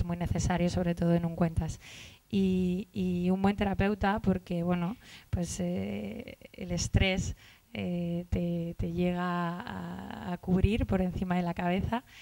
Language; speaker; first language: Spanish; native; Spanish